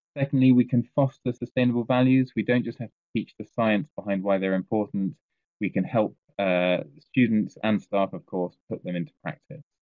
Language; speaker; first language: English; native; English